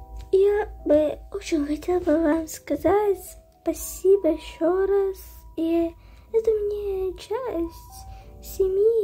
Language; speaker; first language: Russian; early bilingual, heritage; Russian